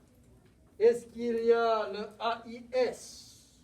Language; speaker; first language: French; non-native, fluent; English